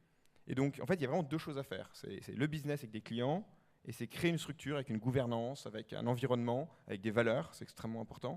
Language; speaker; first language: French; native; French